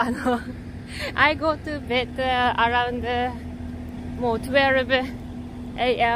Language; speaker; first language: English; non-native, learner; Japanese